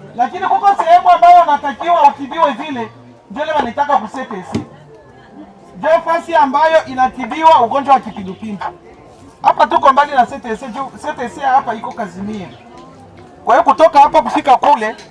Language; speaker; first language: Swahili; native; Swahili